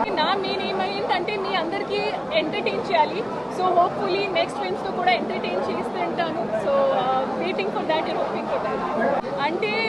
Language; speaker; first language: Telugu; non-native, learner; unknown